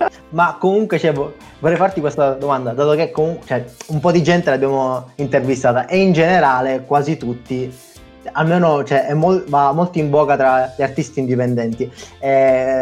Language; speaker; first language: Italian; native; Italian